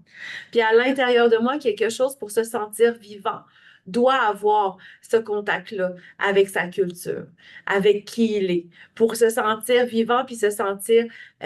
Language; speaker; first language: French; native; French